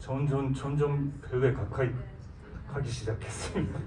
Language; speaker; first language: Korean; non-native, fluent; Japanese